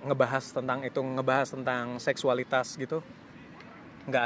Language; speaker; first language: Indonesian; native; Indonesian